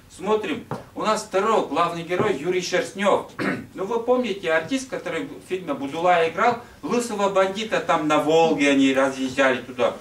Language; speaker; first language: Russian; non-native, local second language; Udmurt